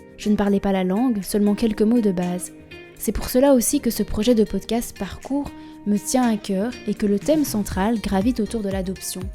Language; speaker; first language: French; native; French